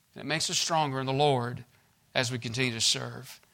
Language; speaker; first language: English; native; English